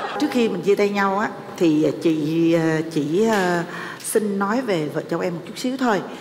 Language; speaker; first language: Vietnamese; native; Vietnamese